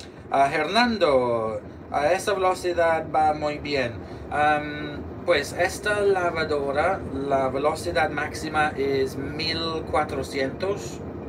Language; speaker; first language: Spanish; non-native, learner; English